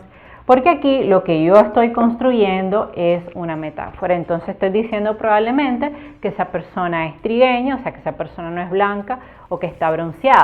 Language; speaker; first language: Spanish; native; Spanish